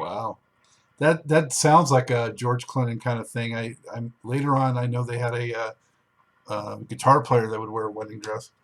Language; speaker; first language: English; native; English